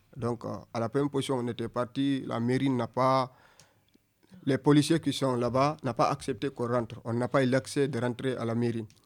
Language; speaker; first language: French; non-native, local second language; Fula